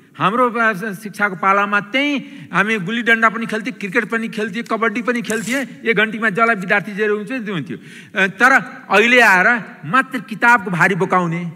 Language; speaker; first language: Nepali; non-native, local second language; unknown